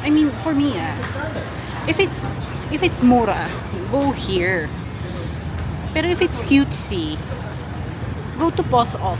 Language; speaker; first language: English; non-native, local second language; Filipino